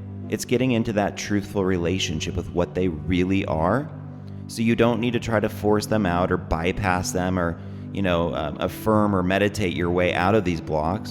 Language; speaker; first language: English; native; English